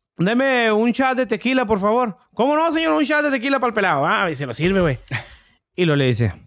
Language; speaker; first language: Spanish; early bilingual, heritage; English